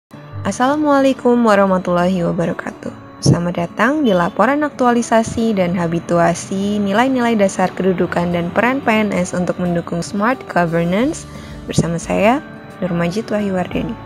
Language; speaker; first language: Indonesian; native; Indonesian